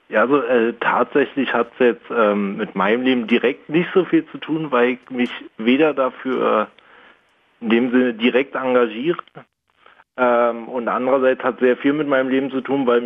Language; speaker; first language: German; native; German